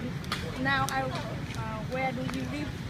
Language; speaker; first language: English; non-native, learner; Vietnamese